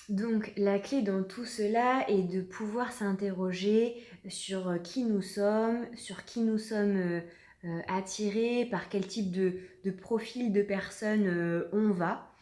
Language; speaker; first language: French; native; French